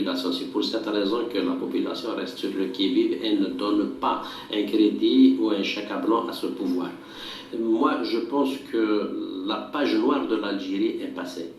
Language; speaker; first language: French; non-native, local second language; Kabyle